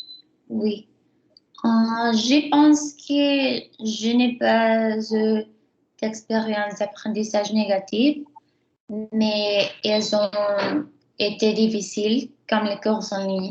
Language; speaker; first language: French; non-native, learner; Spanish